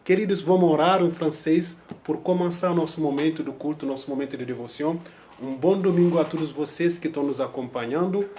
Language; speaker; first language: Portuguese; non-native, fluent; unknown